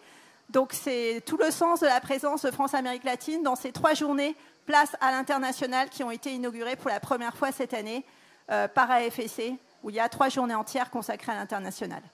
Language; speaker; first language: French; native; French